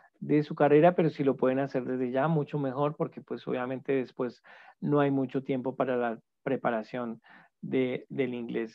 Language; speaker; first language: Spanish; native; Spanish